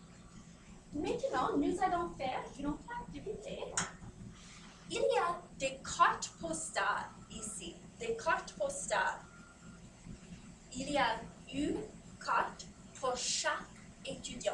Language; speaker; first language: French; non-native, fluent; English